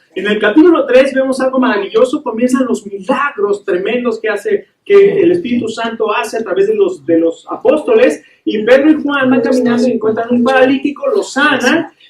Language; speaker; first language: Spanish; native; Spanish